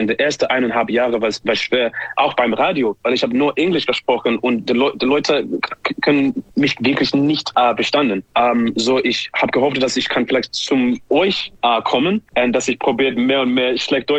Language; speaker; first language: German; non-native, learner; English